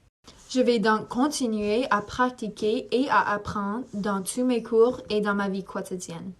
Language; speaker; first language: French; non-native, learner; English